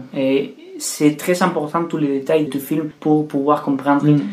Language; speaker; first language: French; non-native, fluent; Spanish